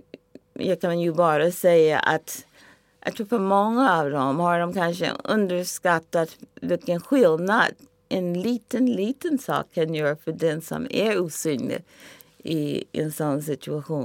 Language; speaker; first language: Swedish; non-native, fluent; English